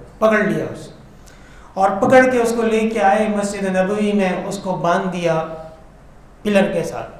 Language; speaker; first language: Urdu; non-native, local second language; Pashto